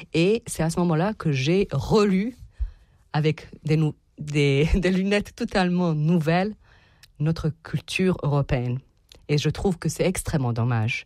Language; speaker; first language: French; non-native, fluent; Serbian